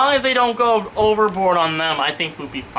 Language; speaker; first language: English; native; English